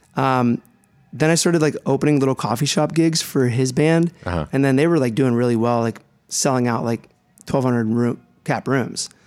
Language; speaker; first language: English; native; English